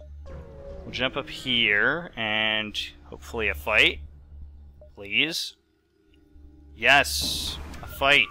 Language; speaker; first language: English; native; English